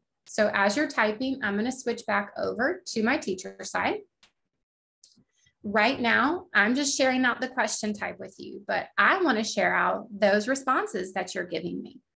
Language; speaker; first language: English; native; English